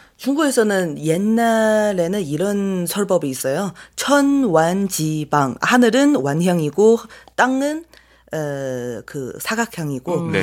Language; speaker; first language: Korean; non-native, fluent; Chinese